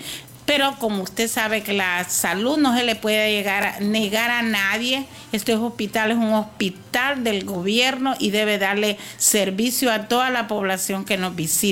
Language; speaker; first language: Spanish; native; Spanish